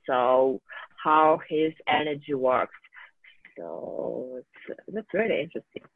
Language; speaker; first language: English; non-native, fluent; Russian